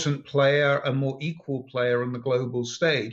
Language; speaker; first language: English; native; English